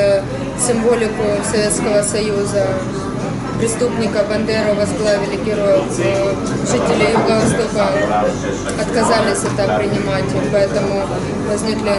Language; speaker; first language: Russian; native; Russian